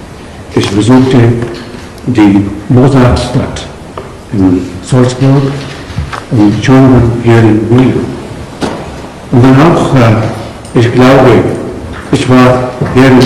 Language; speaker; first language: German; non-native, learner; Punjabi